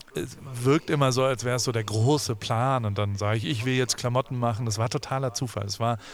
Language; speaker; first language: German; native; German